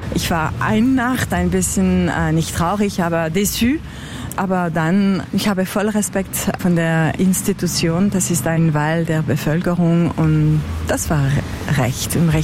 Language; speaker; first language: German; non-native, local second language; French